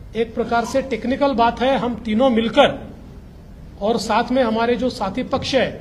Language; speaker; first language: Hindi; non-native, local second language; Marathi